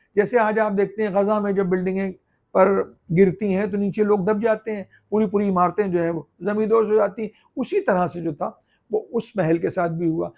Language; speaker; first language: Urdu; native; Urdu